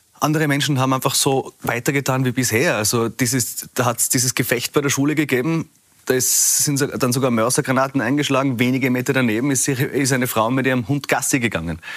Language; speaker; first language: German; native; German